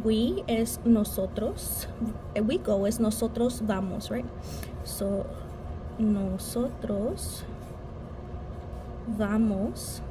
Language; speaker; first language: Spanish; non-native, fluent; English